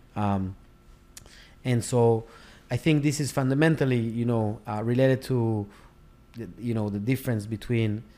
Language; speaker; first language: English; non-native, fluent; Hebrew